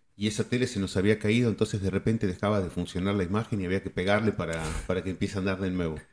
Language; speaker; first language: Spanish; native; Spanish